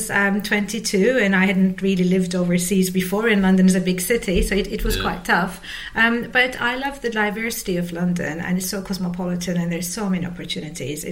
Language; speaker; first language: English; non-native, fluent; Turkish